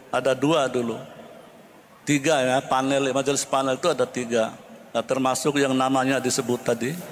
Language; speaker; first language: Indonesian; non-native, local second language; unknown